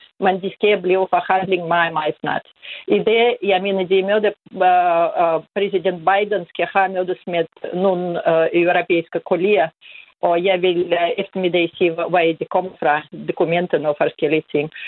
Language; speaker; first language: Danish; non-native, fluent; Russian